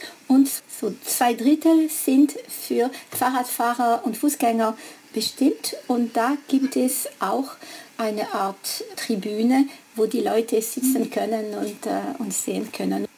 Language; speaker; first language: German; non-native, fluent; French